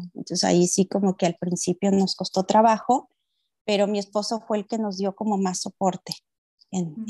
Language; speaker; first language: Spanish; native; Spanish